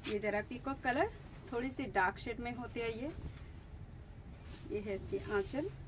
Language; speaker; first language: Hindi; non-native, local second language; Bangla